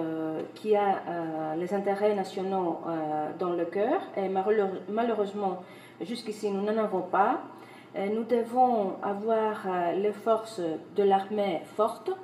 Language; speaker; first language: French; non-native, fluent; Greek